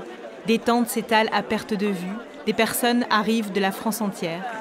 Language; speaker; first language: French; native; French